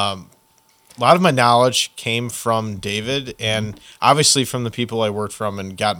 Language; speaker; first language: English; native; English